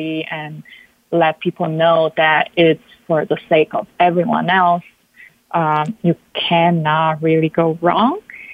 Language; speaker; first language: English; non-native, fluent; Italian